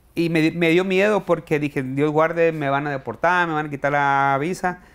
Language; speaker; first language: Spanish; native; Spanish